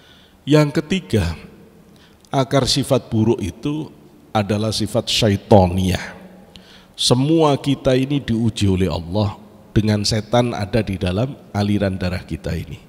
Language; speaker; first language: Indonesian; native; Indonesian